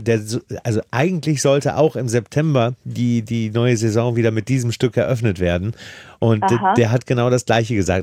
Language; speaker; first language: German; native; German